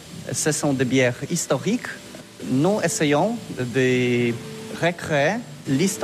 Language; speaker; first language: French; non-native, learner; Polish